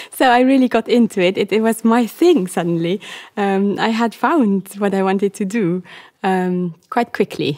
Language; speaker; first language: English; non-native, fluent; Luxembourgish